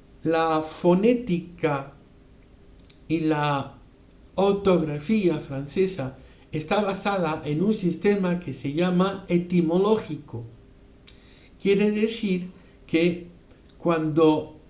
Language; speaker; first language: Spanish; non-native, fluent; French